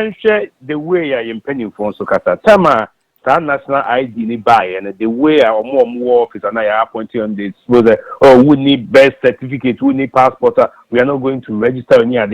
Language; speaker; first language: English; non-native, local second language; Akan